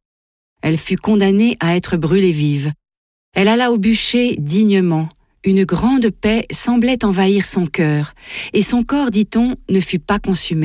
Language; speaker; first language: French; native; French